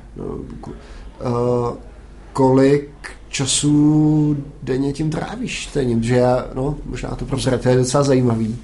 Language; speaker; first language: Czech; native; Czech